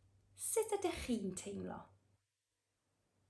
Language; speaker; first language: Welsh; non-native, local second language; English